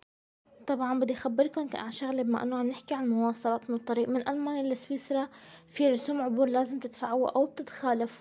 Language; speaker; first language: Arabic; native; Arabic